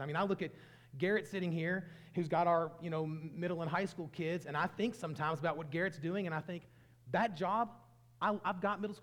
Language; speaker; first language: English; native; English